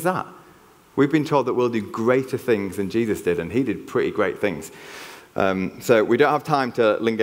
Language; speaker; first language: English; native; English